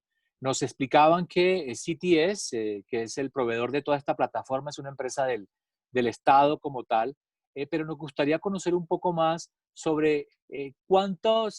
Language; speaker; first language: Spanish; native; Spanish